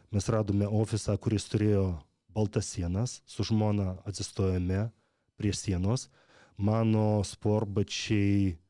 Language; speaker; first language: Lithuanian; native; Lithuanian